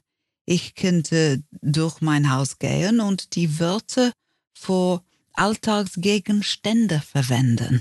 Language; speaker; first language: German; non-native, learner; English